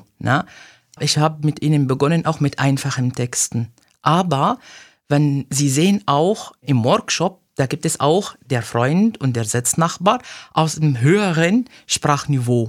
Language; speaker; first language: German; non-native, fluent; Arabic